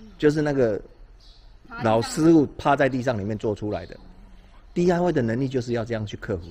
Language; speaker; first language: Chinese; native; Chinese